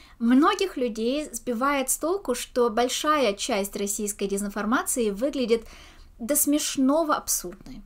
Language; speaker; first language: Russian; early bilingual, heritage; Russian